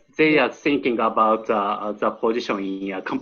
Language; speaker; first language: English; non-native, learner; Japanese